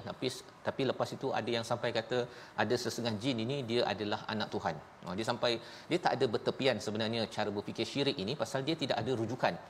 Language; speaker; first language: Malay; native; Malay